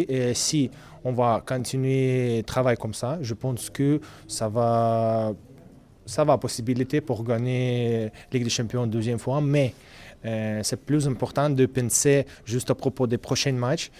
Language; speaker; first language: French; non-native, learner; Russian